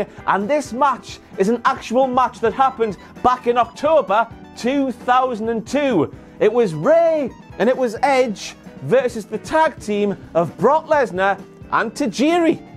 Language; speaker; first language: English; native; English